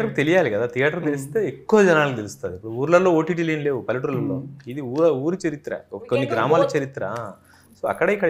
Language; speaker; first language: Telugu; native; Telugu